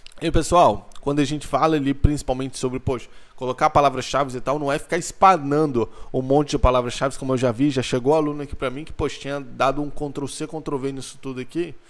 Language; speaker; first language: Portuguese; native; Portuguese